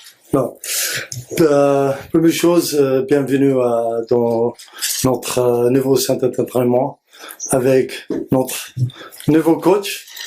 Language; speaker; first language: French; non-native, learner; Arabic